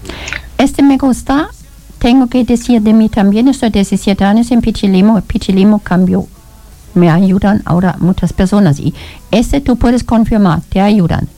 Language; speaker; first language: Spanish; non-native, learner; German